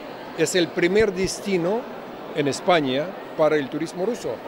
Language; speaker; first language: Spanish; non-native, fluent; Russian